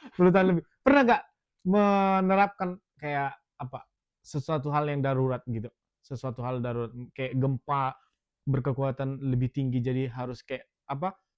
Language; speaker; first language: Indonesian; native; Indonesian